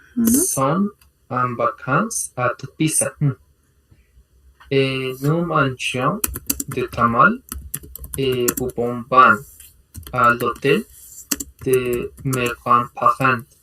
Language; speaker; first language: French; non-native, learner; Spanish